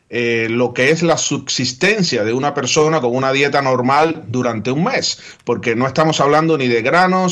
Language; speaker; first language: Spanish; native; Spanish